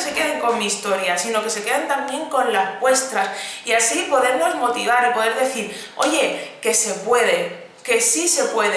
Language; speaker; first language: Spanish; native; Spanish